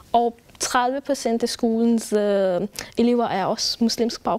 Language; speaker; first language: Danish; non-native, fluent; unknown